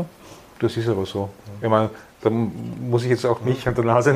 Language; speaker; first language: German; native; German